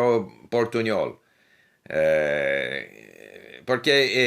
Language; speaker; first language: Italian; non-native, fluent; English